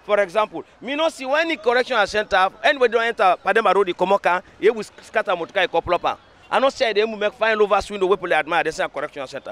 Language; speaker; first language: English; non-native, local second language; Krio